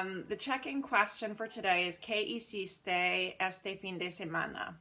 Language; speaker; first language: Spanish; non-native, fluent; English